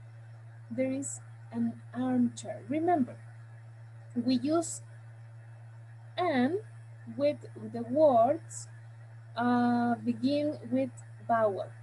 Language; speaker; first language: English; non-native, fluent; Spanish